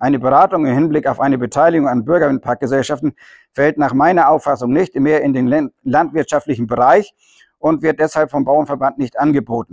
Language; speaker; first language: German; native; German